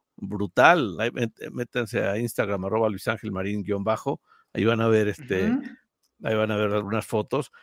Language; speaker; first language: Spanish; native; Spanish